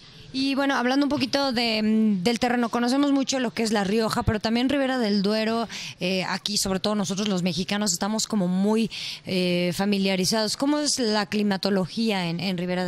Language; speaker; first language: Spanish; native; Spanish